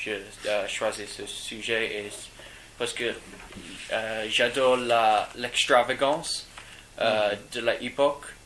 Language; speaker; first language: French; non-native, learner; English